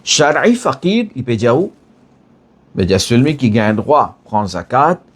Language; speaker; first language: French; non-native, learner; Morisyen